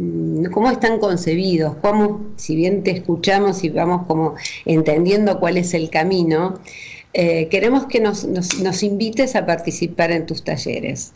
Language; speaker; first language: Spanish; native; Spanish